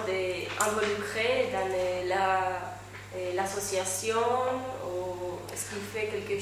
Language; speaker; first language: French; non-native, fluent; Spanish